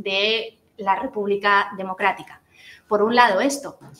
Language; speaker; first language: Spanish; native; Spanish